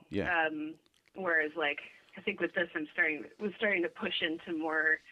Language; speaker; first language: English; native; English